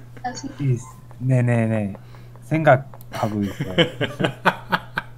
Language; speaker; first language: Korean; non-native, learner; Spanish